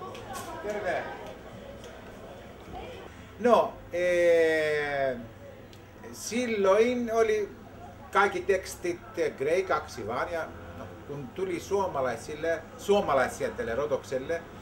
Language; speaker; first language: Finnish; non-native, learner; Greek